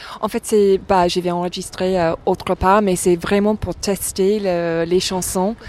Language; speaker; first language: French; non-native, fluent; English